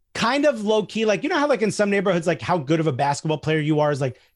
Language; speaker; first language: English; native; English